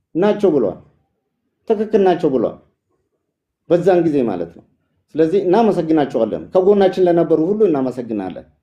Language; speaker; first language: Amharic; non-native, local second language; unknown